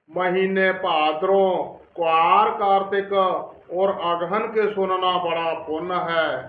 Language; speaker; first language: Hindi; non-native, local second language; Punjabi